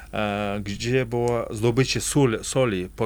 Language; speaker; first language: Polish; non-native, fluent; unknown